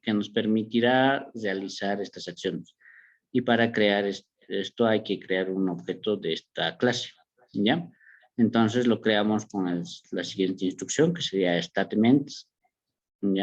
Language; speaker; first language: Spanish; native; Spanish